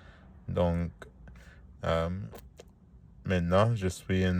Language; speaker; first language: French; non-native, learner; Spanish